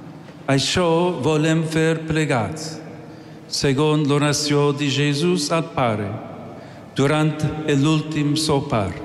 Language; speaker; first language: Catalan; non-native, learner; English